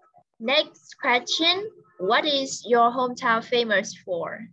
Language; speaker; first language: English; non-native, fluent; Vietnamese